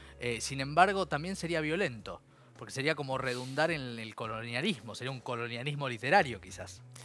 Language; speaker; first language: Spanish; native; Spanish